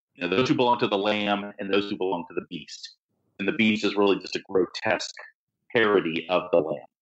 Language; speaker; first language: English; native; English